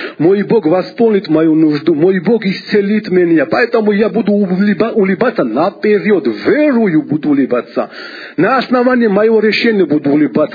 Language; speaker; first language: Russian; non-native, local second language; Georgian